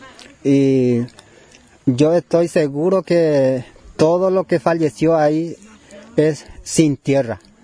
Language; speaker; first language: Spanish; non-native, local second language; Guarani